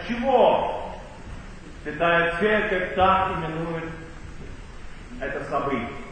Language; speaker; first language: Russian; native; Russian